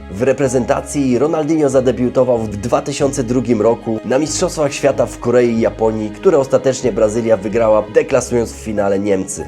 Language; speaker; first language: Polish; native; Polish